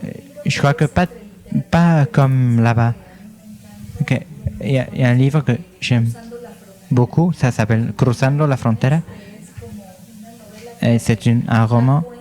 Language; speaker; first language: French; non-native, fluent; Spanish